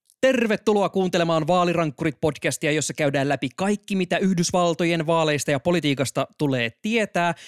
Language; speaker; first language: Finnish; native; Finnish